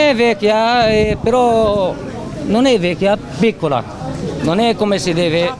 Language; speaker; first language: Italian; non-native, learner; Greek